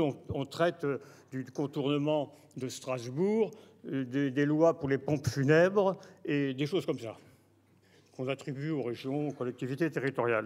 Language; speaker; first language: French; native; French